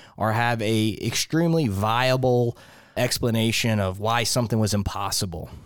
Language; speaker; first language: English; native; English